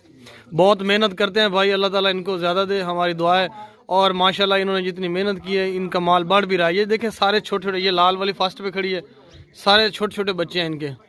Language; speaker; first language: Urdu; non-native, local second language; Punjabi